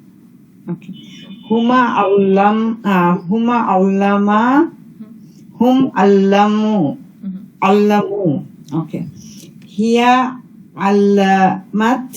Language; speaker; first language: Arabic; non-native, learner; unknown